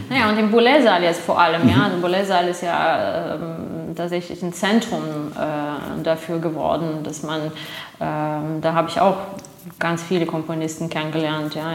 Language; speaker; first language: German; non-native, fluent; Russian